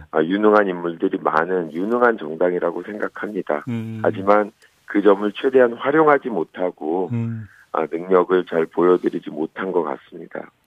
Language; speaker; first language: Korean; native; Korean